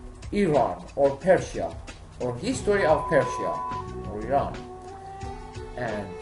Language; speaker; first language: English; non-native, learner; Persian